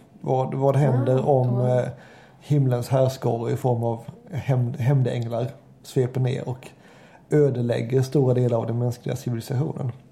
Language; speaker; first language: Swedish; native; Swedish